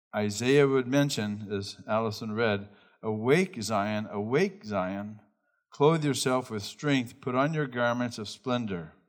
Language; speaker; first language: English; native; English